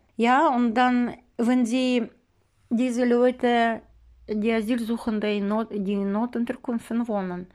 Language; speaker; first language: German; non-native, learner; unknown